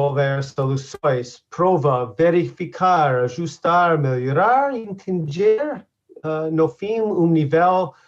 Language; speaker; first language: Portuguese; non-native, learner; English